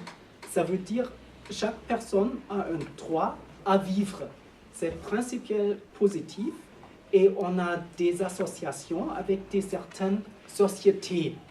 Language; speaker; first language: French; non-native, learner; German